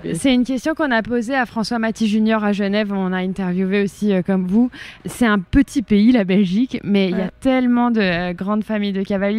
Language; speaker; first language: French; native; French